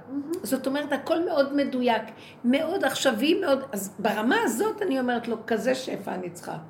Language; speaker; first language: Hebrew; native; Hebrew